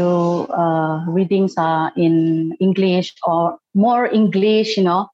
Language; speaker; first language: English; non-native, local second language; Malay